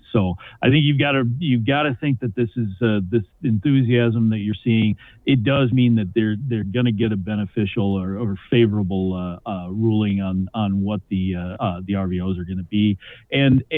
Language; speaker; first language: English; native; English